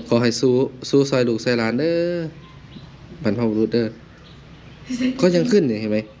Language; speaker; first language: Thai; non-native, local second language; Northeastern Thai